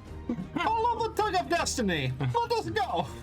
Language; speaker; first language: English; native; English